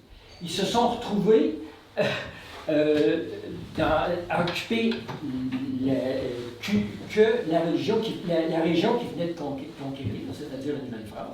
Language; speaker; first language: French; native; French